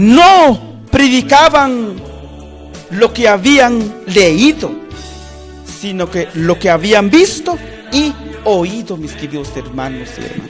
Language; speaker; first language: Spanish; non-native, local second language; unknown